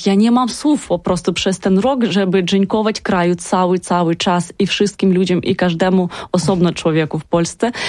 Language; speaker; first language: Polish; non-native, learner; Ukrainian